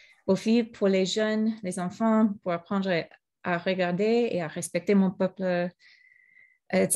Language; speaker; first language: French; non-native, fluent; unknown